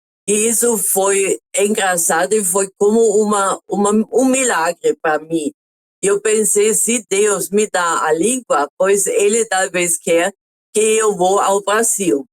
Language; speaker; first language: Portuguese; non-native, fluent; German